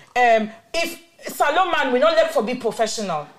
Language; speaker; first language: English; non-native, local second language; Krio